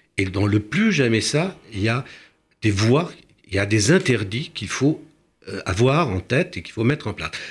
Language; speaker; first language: French; early bilingual, other home language; Romanian